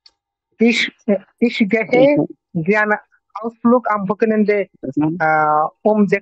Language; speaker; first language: German; non-native, learner; Bangla